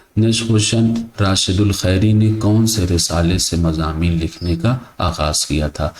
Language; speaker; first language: Urdu; native; Urdu